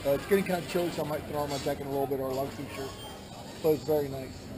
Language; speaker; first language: English; early bilingual, other home language; Spanish